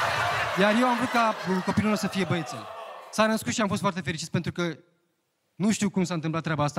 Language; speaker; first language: Romanian; native; Romanian